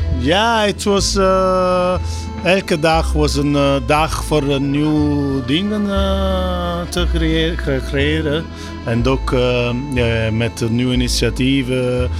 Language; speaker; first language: Dutch; non-native, learner; Italian